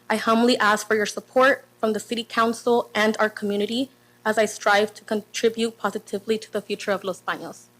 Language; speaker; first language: English; non-native, fluent; Spanish